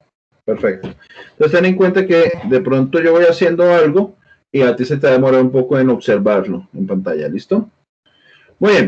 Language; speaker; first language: Spanish; native; Spanish